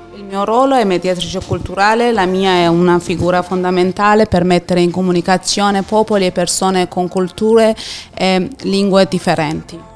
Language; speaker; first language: Italian; non-native, fluent; Persian